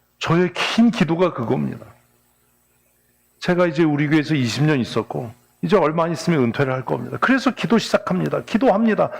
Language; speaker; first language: Korean; native; Korean